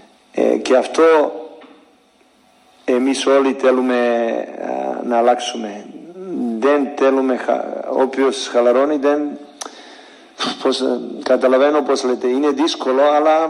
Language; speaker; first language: Greek; non-native, fluent; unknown